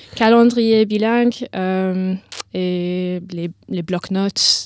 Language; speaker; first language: French; non-native, learner; English